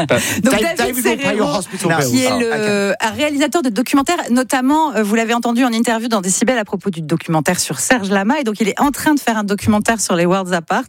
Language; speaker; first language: French; native; French